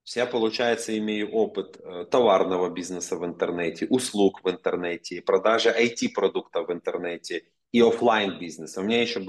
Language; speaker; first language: Russian; non-native, local second language; Ukrainian